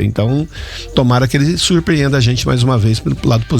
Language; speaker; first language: Portuguese; native; Portuguese